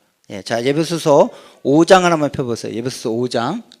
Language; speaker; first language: Korean; native; Korean